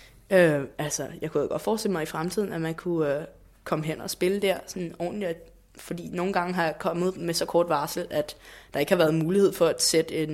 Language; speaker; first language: Danish; native; Danish